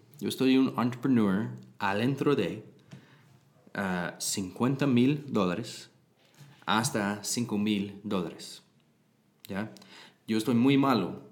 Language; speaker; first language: Spanish; non-native, learner; English